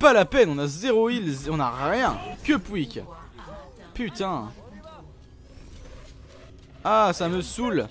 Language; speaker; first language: French; native; French